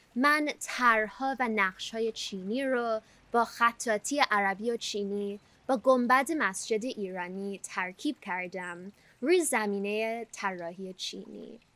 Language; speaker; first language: Persian; early bilingual, heritage; Persian